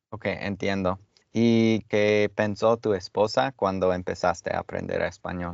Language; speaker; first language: Spanish; non-native, fluent; English